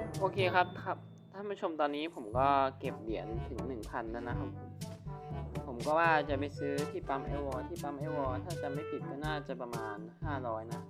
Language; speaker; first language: Thai; native; Thai